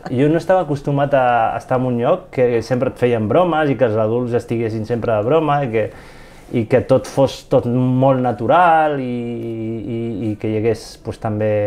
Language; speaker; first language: Catalan; non-native, fluent; Arabic